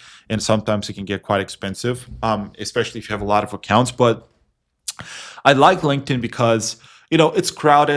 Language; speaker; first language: English; non-native, fluent; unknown